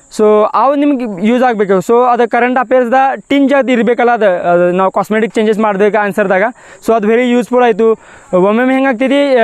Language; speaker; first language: Kannada; non-native, local second language; Marathi